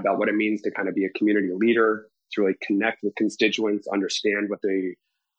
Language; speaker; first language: English; native; English